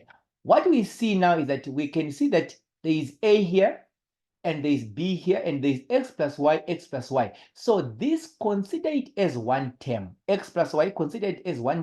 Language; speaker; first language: English; non-native, local second language; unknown